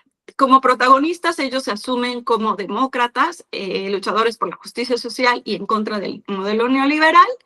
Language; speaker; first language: Spanish; native; Spanish